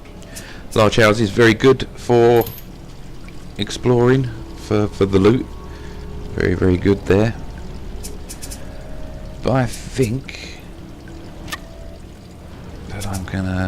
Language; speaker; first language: English; native; English